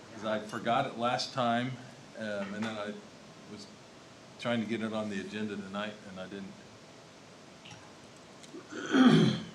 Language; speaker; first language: English; native; English